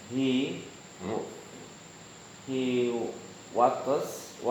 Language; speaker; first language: English; non-native, learner; Indonesian